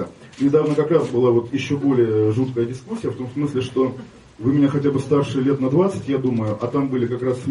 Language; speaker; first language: Russian; native; Russian